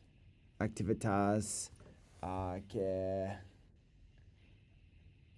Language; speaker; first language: Indonesian; non-native, learner; English